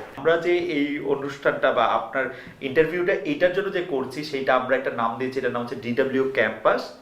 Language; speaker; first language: Bangla; native; Bangla